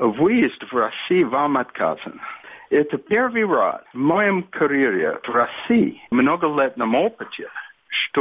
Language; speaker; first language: Russian; non-native, fluent; English